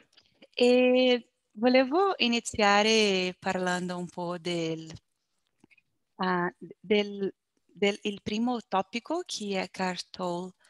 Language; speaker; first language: Italian; non-native, learner; Portuguese